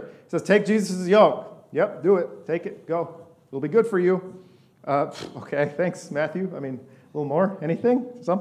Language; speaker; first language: English; native; English